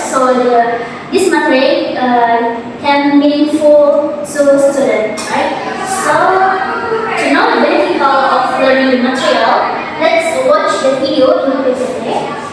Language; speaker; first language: English; non-native, learner; Indonesian